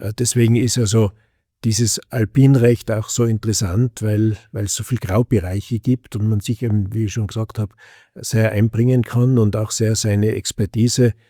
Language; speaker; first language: German; native; German